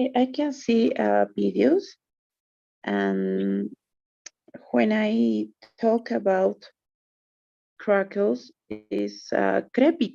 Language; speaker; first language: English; non-native, learner; Spanish